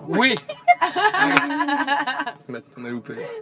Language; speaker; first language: French; native; French